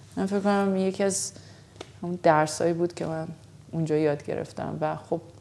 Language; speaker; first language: Persian; early bilingual, heritage; Persian